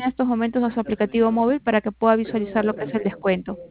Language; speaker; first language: Spanish; native; Spanish